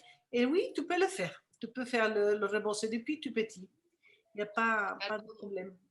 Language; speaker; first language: French; non-native, fluent; Spanish